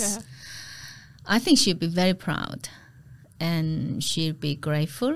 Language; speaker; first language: English; non-native, fluent; Korean